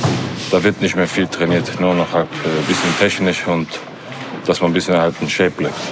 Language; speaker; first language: German; native; German